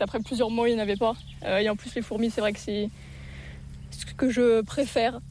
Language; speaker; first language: French; native; French